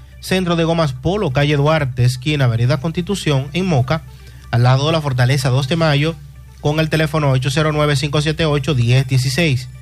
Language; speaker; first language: Spanish; native; Spanish